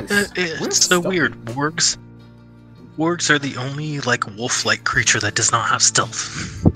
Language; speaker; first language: English; native; English